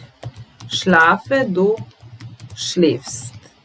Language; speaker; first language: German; non-native, fluent; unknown